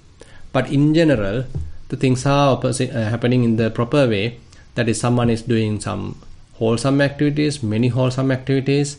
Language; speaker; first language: English; non-native, local second language; Sinhala